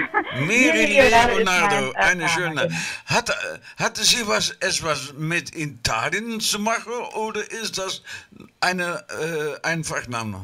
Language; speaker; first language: German; non-native, learner; Dutch